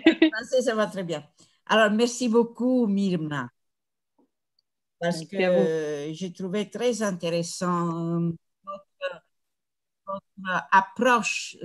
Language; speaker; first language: French; non-native, fluent; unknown